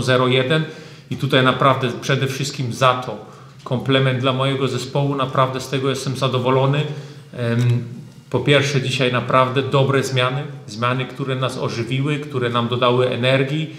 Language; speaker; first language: Polish; early bilingual, heritage; German